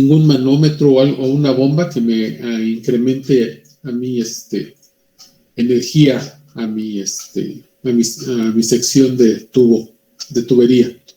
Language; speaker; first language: Spanish; native; Spanish